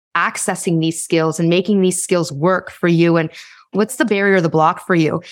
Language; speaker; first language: English; native; English